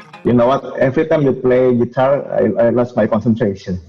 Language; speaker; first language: English; non-native, learner; Indonesian